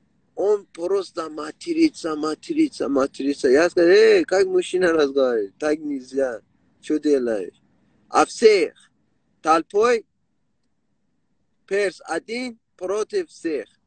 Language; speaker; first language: Russian; non-native, local second language; Persian